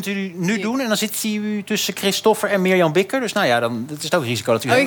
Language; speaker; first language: Dutch; native; Dutch